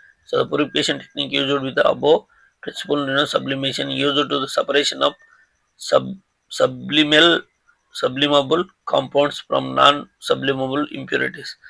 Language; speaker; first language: English; non-native, local second language; Telugu